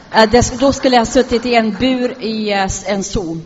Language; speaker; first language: Swedish; non-native, fluent; Arabic